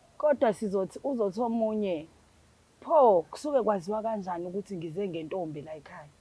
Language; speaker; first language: Zulu; native; Zulu